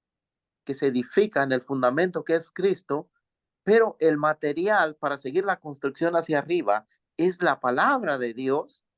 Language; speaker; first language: Spanish; native; Spanish